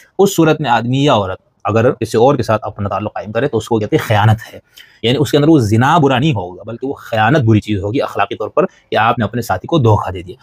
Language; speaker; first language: Urdu; native; Urdu